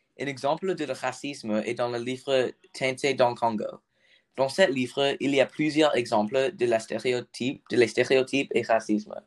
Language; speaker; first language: French; non-native, learner; English